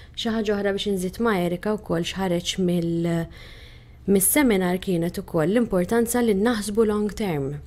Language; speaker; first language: Maltese; native; Maltese